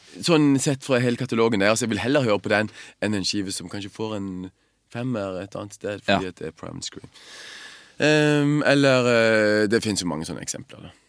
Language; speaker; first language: Norwegian; native; Norwegian